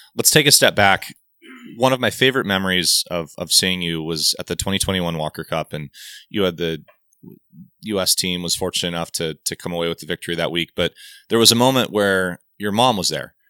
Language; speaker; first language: English; native; English